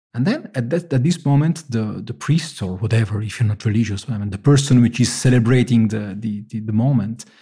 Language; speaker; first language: English; non-native, fluent; Italian